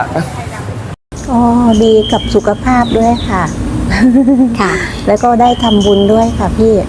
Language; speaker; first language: Thai; native; Thai